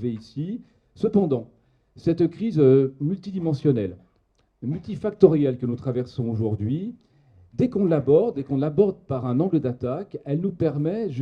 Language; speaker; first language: French; native; French